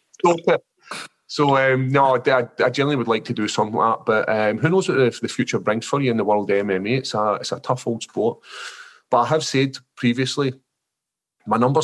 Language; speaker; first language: English; native; English